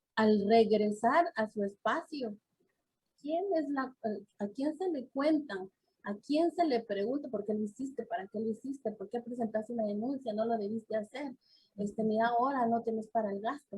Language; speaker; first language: Spanish; native; Spanish